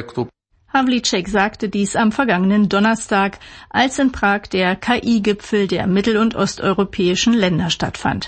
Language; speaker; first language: German; native; German